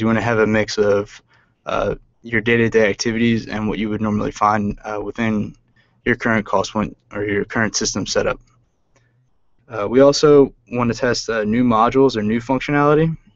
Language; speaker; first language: English; native; English